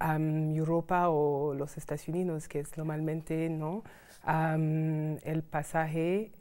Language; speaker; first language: Spanish; non-native, fluent; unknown